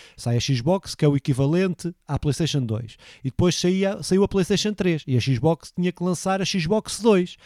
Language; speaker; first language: Portuguese; native; Portuguese